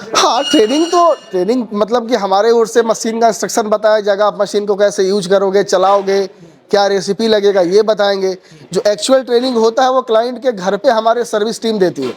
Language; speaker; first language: Hindi; native; Hindi